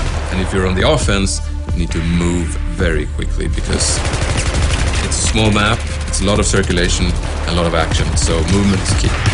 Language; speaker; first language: English; non-native, fluent; Swedish